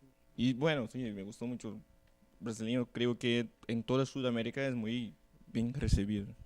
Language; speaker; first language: Spanish; non-native, learner; Portuguese